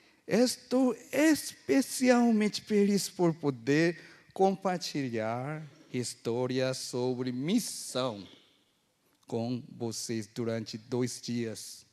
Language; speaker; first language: Portuguese; non-native, fluent; Korean